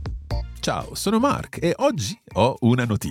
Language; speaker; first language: Italian; non-native, fluent; English